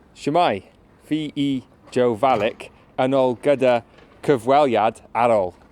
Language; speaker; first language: Welsh; non-native, learner; English